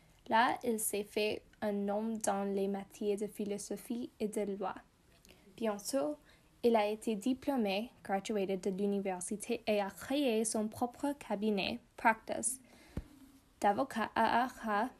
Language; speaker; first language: French; non-native, learner; English